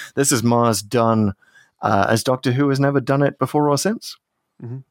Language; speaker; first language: English; native; English